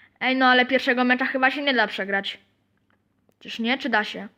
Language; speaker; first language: Polish; native; Polish